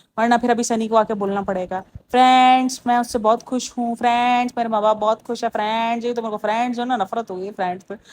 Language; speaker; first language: Urdu; native; Urdu